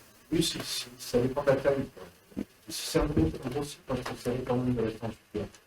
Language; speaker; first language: French; native; French